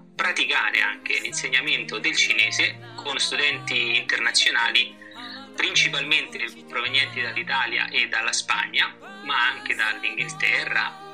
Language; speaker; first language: Italian; native; Italian